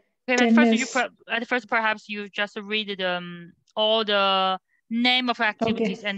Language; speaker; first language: English; non-native, learner; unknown